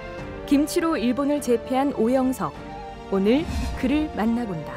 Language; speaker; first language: Korean; native; Korean